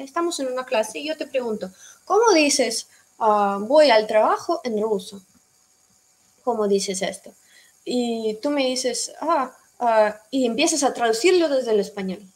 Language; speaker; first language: Spanish; non-native, fluent; Russian